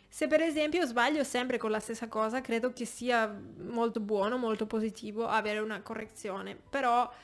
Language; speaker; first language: Italian; non-native, fluent; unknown